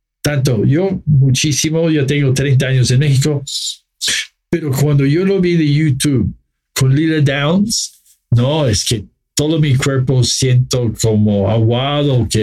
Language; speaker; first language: Spanish; non-native, fluent; English